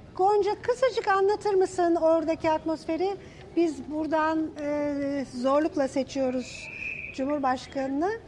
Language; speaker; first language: Turkish; native; Turkish